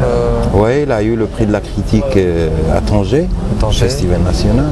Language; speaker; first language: French; non-native, local second language; Arabic